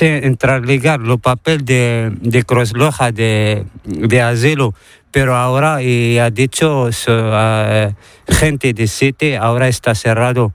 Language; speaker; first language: Spanish; non-native, learner; Arabic